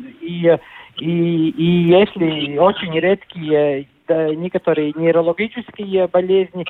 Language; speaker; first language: Russian; non-native, local second language; Latvian